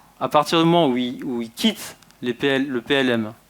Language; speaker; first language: French; native; French